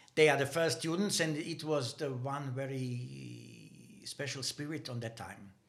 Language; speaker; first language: English; non-native, learner; Bosnian